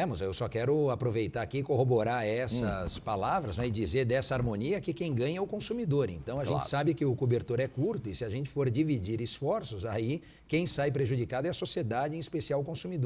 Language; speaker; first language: Portuguese; native; Portuguese